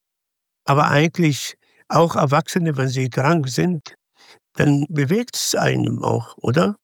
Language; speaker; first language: German; non-native, fluent; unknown